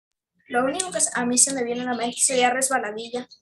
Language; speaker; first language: Spanish; native; Spanish